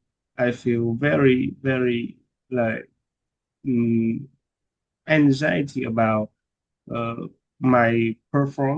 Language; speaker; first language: English; non-native, learner; Vietnamese